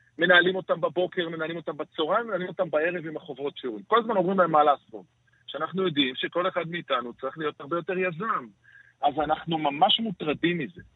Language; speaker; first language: Hebrew; native; Hebrew